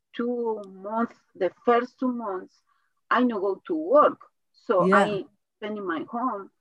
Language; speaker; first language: English; non-native, learner; Spanish